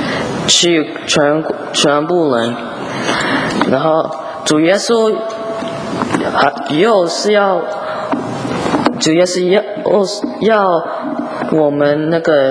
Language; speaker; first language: Chinese; early bilingual, heritage; English